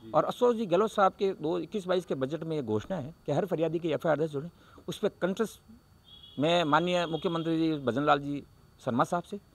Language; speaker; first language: Hindi; native; Hindi